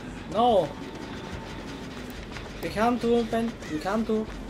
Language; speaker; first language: English; non-native, learner; Chinese